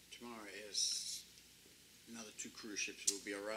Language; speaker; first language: English; native; English